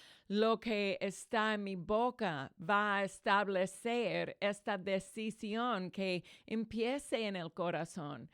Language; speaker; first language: Spanish; non-native, fluent; English